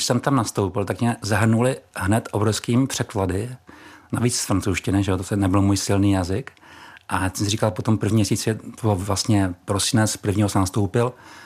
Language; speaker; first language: Czech; native; Czech